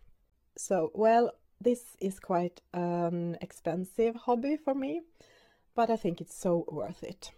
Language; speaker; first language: English; non-native, fluent; Swedish